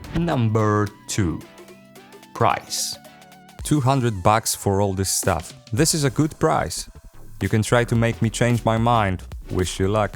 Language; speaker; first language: English; non-native, fluent; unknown